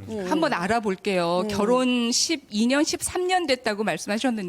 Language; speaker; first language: Korean; native; Korean